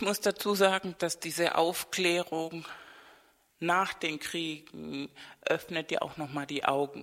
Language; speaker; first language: German; non-native, fluent; Spanish